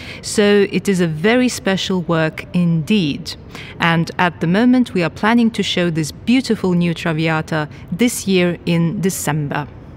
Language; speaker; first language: English; non-native, fluent; Lithuanian